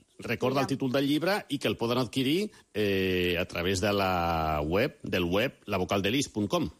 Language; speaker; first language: Catalan; native; Catalan